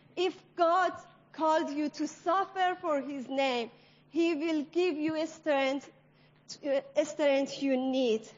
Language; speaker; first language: English; non-native, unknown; Persian